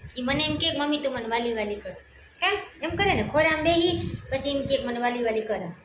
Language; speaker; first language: Gujarati; native; Gujarati